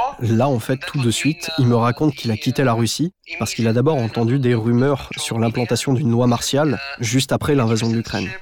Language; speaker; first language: French; native; French